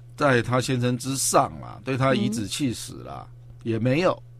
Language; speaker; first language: Chinese; native; Chinese